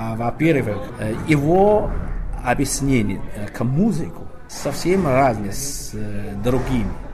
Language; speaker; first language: Russian; non-native, learner; Chinese